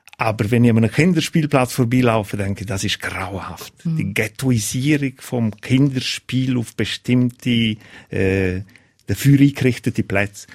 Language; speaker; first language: German; non-native, local second language; Romansh